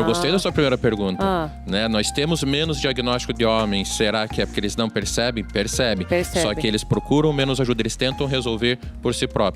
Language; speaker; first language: Portuguese; native; Portuguese